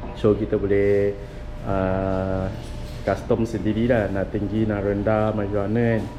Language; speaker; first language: Malay; native; Malay